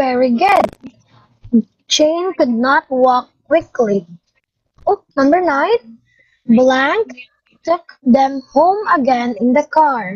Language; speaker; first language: English; non-native, fluent; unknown